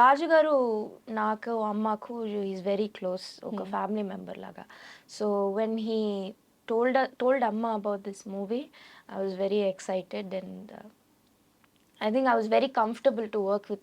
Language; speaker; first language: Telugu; non-native, learner; Tamil